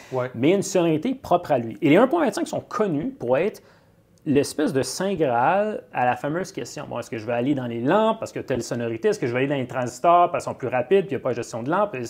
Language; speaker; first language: French; native; French